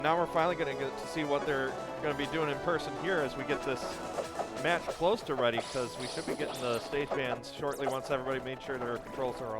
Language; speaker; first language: English; native; English